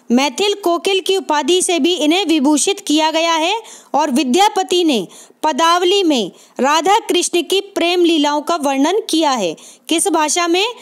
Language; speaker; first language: Hindi; native; Hindi